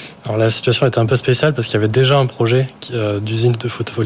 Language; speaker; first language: French; native; French